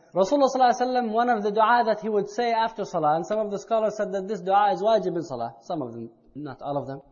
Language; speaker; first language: English; native; English